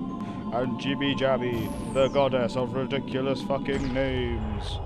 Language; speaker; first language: English; native; English